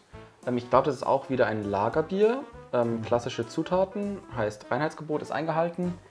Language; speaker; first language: German; native; German